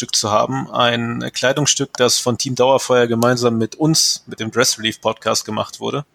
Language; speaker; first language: German; native; German